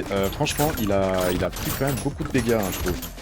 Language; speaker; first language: French; native; French